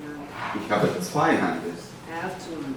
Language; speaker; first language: German; non-native, learner; English